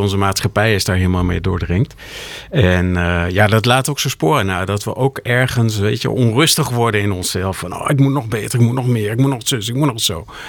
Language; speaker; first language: Dutch; native; Dutch